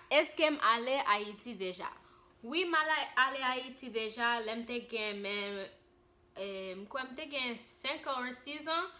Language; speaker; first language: Haitian Creole; early bilingual, heritage; Haitian Creole